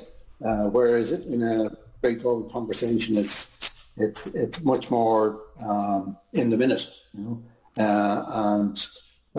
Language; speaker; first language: English; native; English